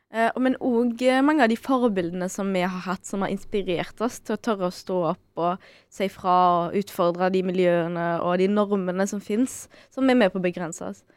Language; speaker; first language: Norwegian; early bilingual, other home language; Arabic